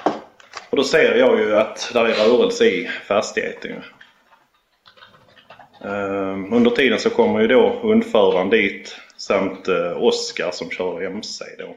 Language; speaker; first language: Swedish; native; Swedish